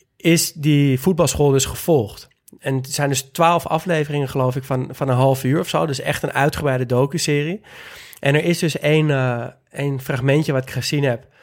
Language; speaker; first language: Dutch; native; Dutch